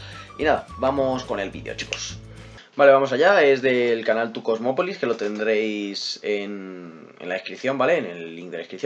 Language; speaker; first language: Spanish; native; Spanish